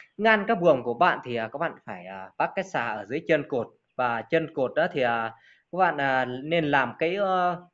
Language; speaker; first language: Vietnamese; native; Vietnamese